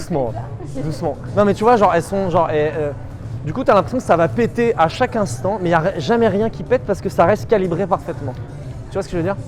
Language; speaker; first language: French; native; French